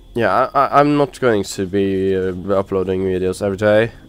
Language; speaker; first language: English; non-native, fluent; Norwegian